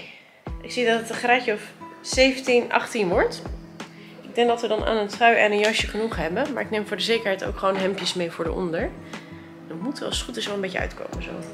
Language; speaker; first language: Dutch; native; Dutch